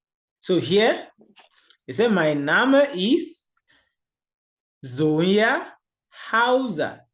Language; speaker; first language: German; non-native, learner; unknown